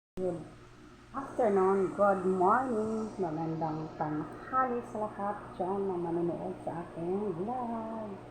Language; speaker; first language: Filipino; non-native, local second language; Cebuano